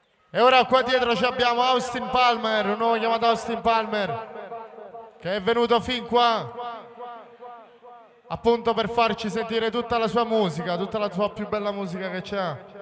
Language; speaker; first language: Italian; native; Italian